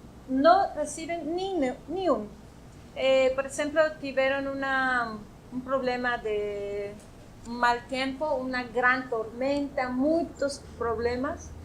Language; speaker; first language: Portuguese; non-native, fluent; Spanish